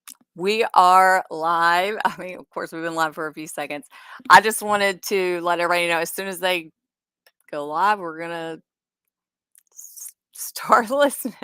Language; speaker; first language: English; native; English